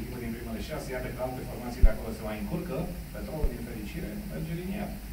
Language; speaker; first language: Romanian; native; Romanian